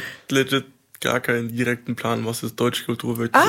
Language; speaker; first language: German; native; German